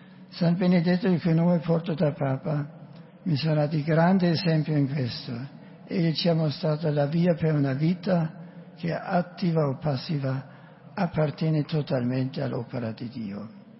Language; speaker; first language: Italian; non-native, fluent; German